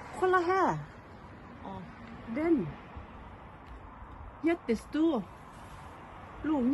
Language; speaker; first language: Swedish; non-native, learner; Thai